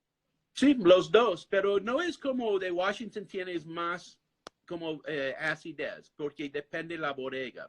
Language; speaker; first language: Spanish; non-native, fluent; English